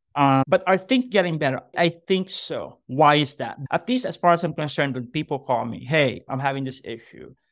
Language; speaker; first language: English; non-native, local second language; Filipino